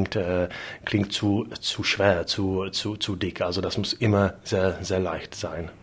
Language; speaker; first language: German; non-native, learner; Czech